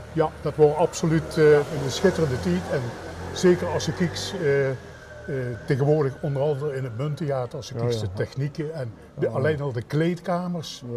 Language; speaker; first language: Dutch; native; Dutch